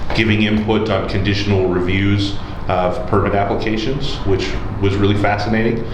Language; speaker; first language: English; native; English